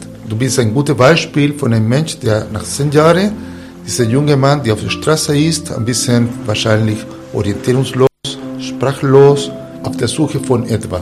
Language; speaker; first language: German; non-native, fluent; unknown